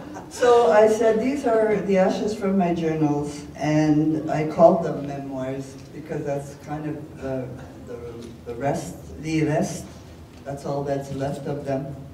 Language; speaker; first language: English; native; English